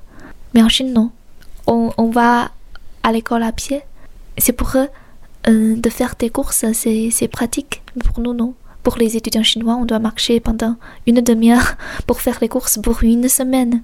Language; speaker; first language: French; non-native, fluent; Chinese